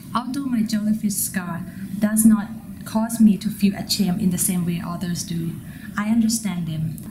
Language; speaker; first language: English; non-native, fluent; Thai